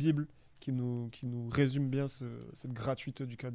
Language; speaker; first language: French; native; French